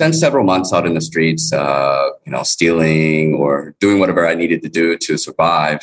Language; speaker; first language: English; early bilingual, other home language; Korean